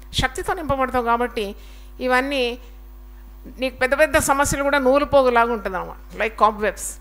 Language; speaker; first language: Telugu; native; Telugu